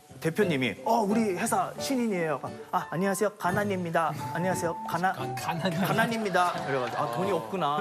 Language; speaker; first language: Korean; non-native, fluent; Japanese